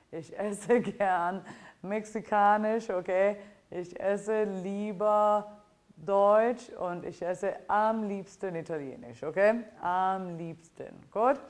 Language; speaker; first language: German; non-native, fluent; Italian